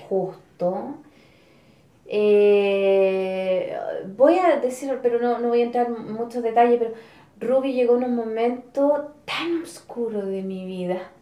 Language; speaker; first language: Spanish; native; Spanish